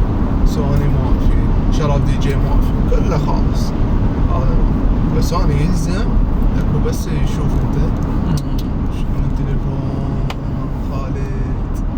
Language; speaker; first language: Arabic; non-native, learner; Urdu